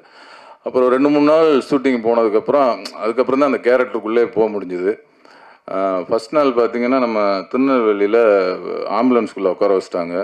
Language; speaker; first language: Tamil; native; Tamil